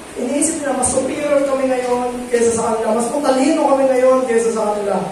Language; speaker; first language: Filipino; native; Filipino